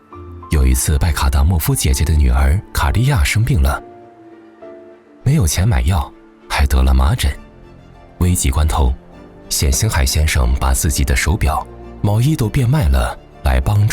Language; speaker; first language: Chinese; native; Chinese